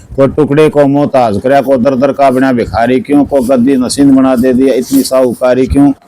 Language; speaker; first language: Hindi; native; Hindi